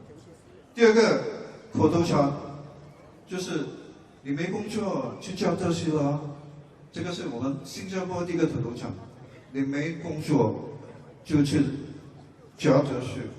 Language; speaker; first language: Chinese; non-native, local second language; English